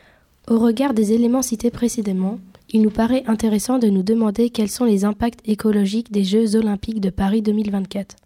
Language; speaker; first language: French; native; French